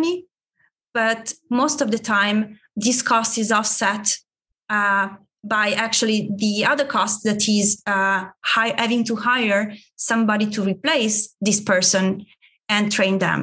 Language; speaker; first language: English; non-native, fluent; Italian